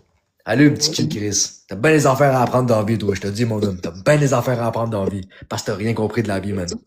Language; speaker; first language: French; native; French